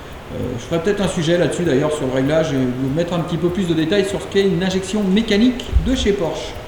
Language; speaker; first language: French; native; French